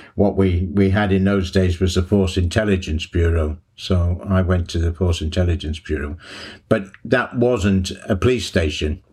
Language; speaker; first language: English; native; English